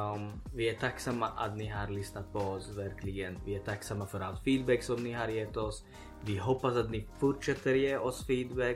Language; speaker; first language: Swedish; early bilingual, other home language; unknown